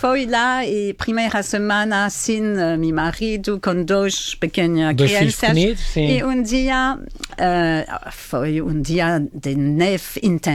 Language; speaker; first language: Portuguese; non-native, learner; French